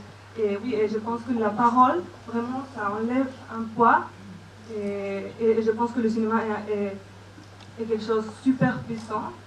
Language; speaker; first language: French; non-native, fluent; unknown